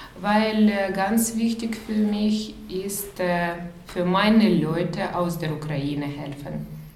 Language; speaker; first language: German; non-native, learner; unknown